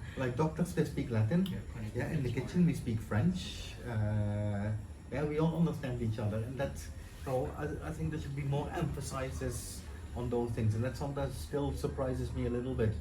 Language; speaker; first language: English; non-native, fluent; Dutch